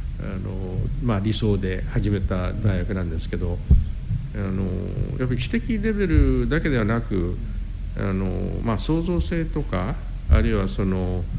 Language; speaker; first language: Japanese; non-native, fluent; English